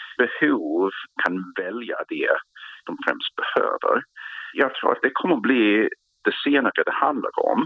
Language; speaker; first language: Swedish; non-native, fluent; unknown